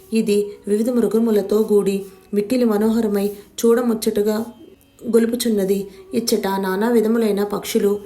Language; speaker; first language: Telugu; native; Telugu